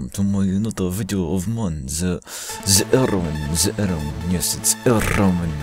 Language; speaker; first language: English; non-native, fluent; Dutch